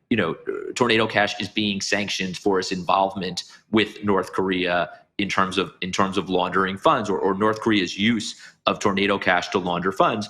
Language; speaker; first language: English; native; English